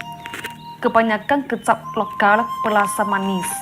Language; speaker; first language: Indonesian; non-native, learner; Chinese